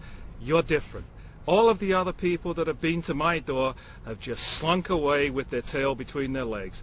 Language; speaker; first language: English; native; English